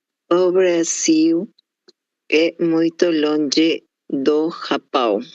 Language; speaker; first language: Portuguese; non-native, learner; Spanish